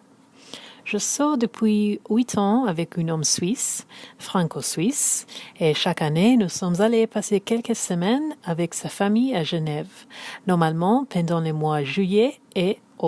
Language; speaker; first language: French; non-native, learner; English